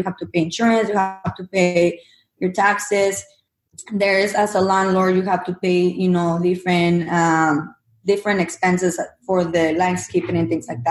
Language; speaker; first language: English; non-native, fluent; Spanish